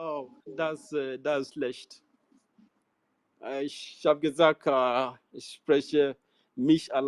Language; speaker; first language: German; non-native, learner; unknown